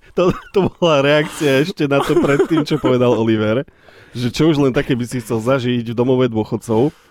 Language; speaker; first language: Slovak; native; Slovak